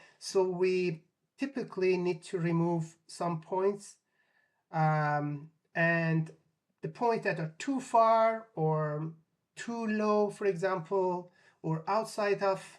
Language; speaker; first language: English; non-native, fluent; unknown